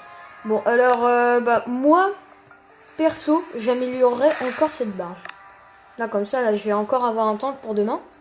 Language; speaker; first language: French; native; French